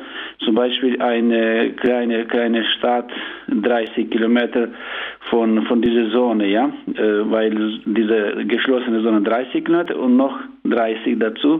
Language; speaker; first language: German; non-native, learner; Ukrainian